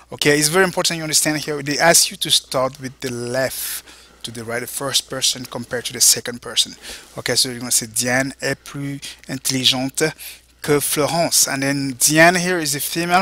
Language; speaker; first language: English; non-native, fluent; French